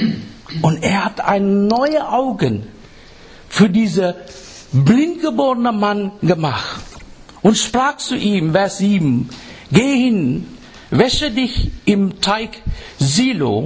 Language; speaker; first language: German; non-native, fluent; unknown